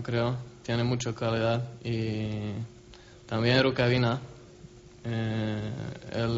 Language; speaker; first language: Spanish; non-native, learner; Swedish